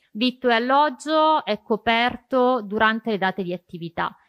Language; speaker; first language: Italian; native; Italian